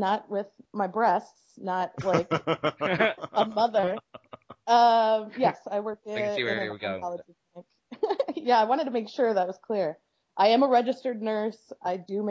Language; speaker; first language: English; native; English